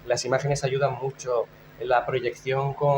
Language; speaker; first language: Spanish; native; Spanish